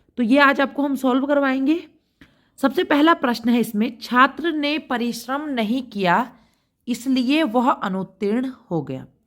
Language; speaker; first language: Hindi; native; Hindi